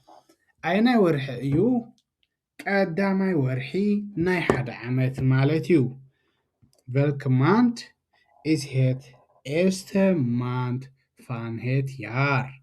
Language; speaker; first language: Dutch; non-native, fluent; Tigrinya